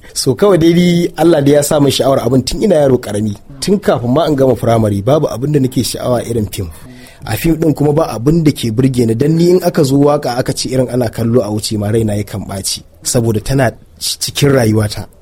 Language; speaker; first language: Hausa; native; Hausa